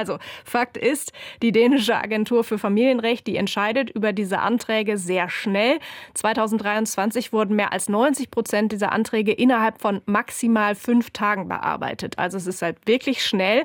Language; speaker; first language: German; native; German